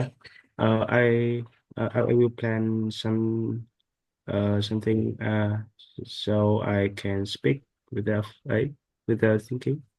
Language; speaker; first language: English; non-native, learner; Vietnamese